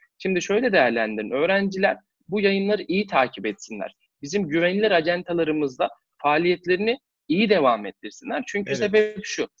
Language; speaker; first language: Turkish; native; Turkish